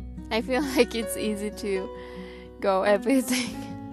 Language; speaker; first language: English; non-native, learner; Japanese